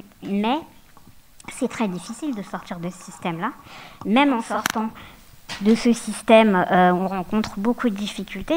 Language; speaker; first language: French; native; French